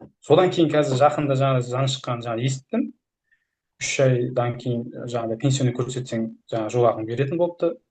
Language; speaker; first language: Kazakh; early bilingual, heritage; Kazakh